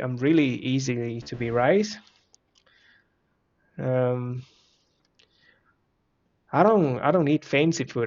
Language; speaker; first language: English; non-native, fluent; Vietnamese